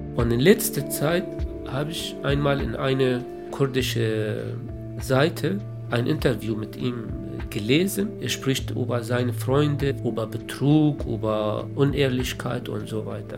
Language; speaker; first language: German; non-native, local second language; Kurdish